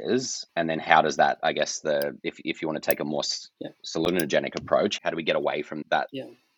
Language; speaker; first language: English; native; English